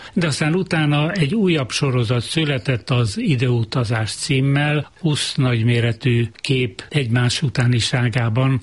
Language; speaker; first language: Hungarian; native; Hungarian